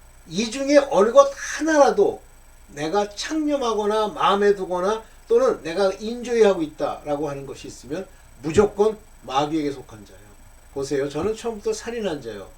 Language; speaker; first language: Korean; native; Korean